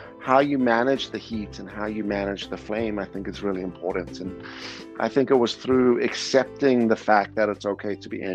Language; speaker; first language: English; native; English